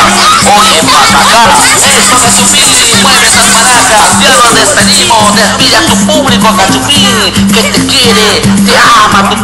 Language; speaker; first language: Spanish; native; Spanish